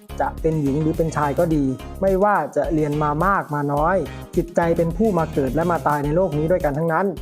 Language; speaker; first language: Thai; native; Thai